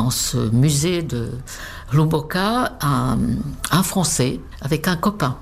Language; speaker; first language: French; non-native, fluent; Czech